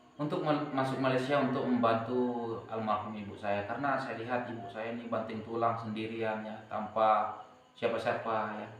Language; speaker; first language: Malay; non-native, local second language; Sasak